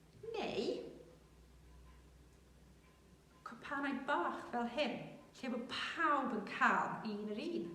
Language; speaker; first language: Welsh; non-native, local second language; English